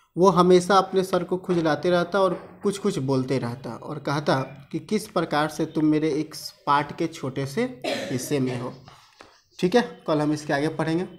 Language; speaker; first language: Hindi; native; Hindi